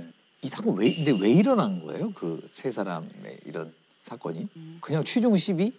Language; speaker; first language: Korean; native; Korean